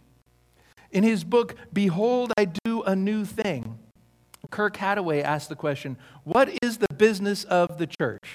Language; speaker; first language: English; native; English